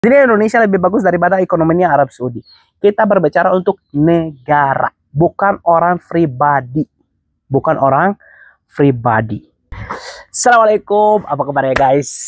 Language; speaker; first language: Indonesian; non-native, fluent; Arabic